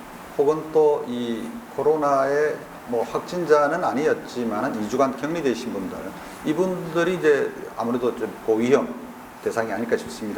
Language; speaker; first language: Korean; native; Korean